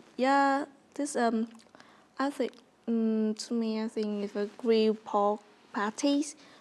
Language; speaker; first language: English; non-native, learner; Vietnamese